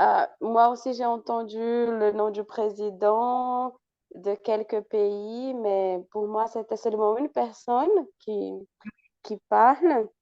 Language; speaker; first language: French; non-native, fluent; Portuguese